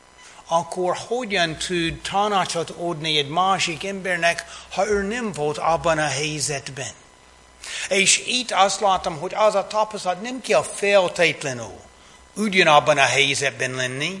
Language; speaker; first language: Hungarian; non-native, fluent; English